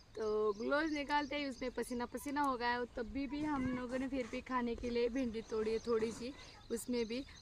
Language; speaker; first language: Hindi; non-native, local second language; Marathi